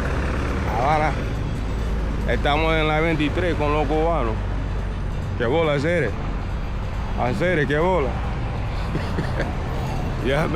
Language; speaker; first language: Spanish; non-native, fluent; English